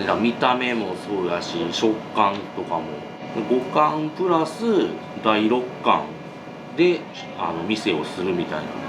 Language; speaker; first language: Japanese; native; Japanese